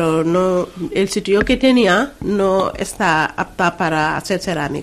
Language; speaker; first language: Spanish; non-native, learner; Wolof